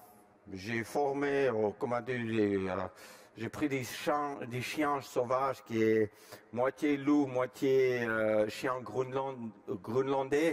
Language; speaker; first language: French; non-native, fluent; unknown